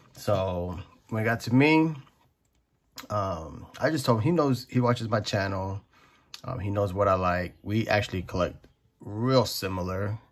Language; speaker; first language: English; native; English